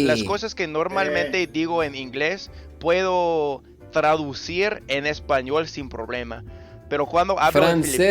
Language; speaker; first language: Spanish; non-native, fluent; English